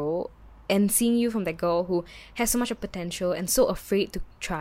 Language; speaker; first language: English; native; English